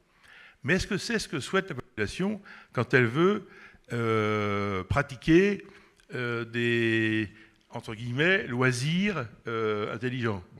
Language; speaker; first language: French; native; French